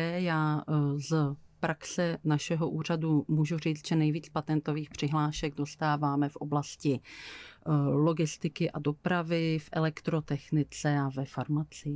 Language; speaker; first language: Czech; native; Czech